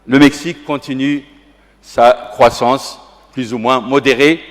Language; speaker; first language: French; non-native, local second language; Arabic